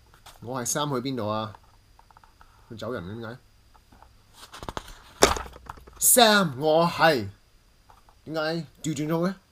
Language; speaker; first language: Cantonese; early bilingual, heritage; English